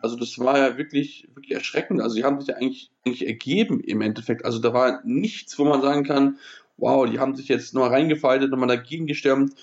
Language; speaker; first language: German; native; German